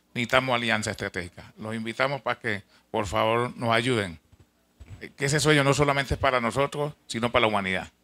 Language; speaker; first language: Spanish; native; Spanish